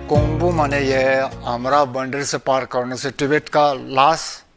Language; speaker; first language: Hindi; non-native, local second language; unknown